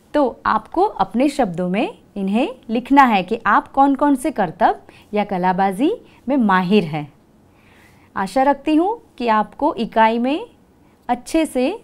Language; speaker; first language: Hindi; non-native, local second language; Gujarati